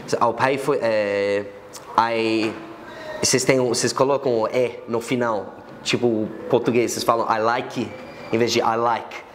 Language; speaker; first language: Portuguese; non-native, fluent; English